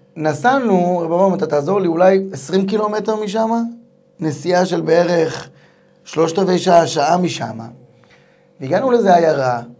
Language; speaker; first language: Hebrew; native; Hebrew